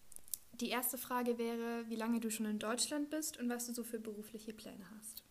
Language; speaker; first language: German; native; German